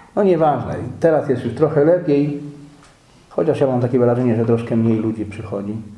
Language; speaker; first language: Polish; native; Polish